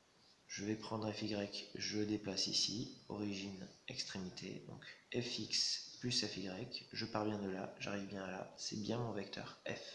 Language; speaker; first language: French; native; French